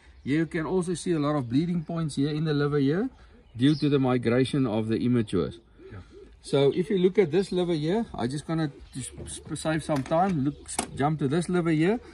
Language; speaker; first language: English; non-native, local second language; Afrikaans